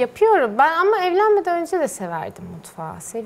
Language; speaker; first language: Turkish; native; Turkish